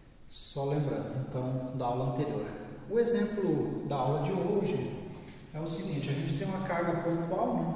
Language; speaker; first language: Portuguese; native; Portuguese